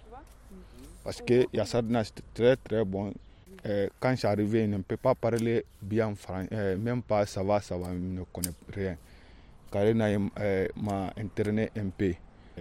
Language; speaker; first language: French; non-native, learner; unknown